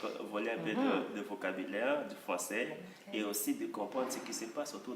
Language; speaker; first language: French; non-native, local second language; Haitian Creole